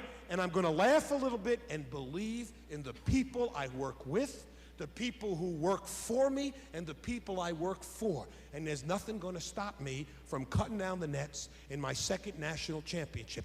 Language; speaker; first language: English; native; English